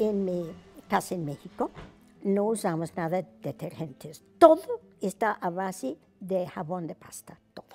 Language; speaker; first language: Spanish; non-native, fluent; English